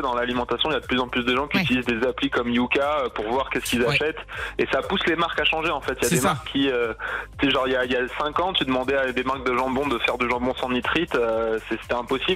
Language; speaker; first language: French; native; French